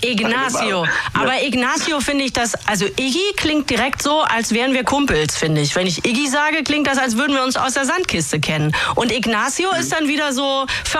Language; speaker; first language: German; native; German